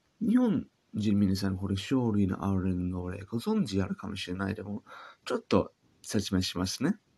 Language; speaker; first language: Japanese; non-native, learner; English